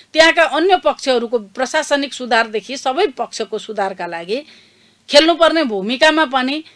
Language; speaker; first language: Nepali; native; Nepali